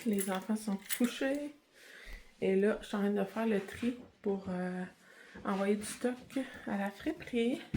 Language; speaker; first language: French; native; French